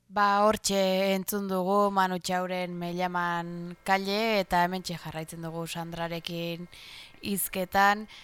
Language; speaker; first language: Basque; native; Basque